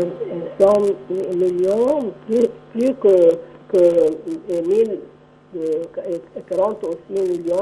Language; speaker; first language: French; non-native, local second language; Arabic